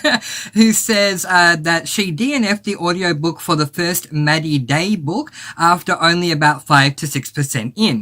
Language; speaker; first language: English; native; English